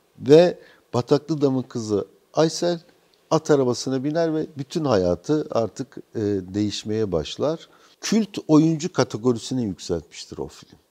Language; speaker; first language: Turkish; native; Turkish